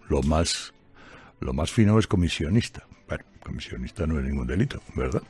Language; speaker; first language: Spanish; native; Spanish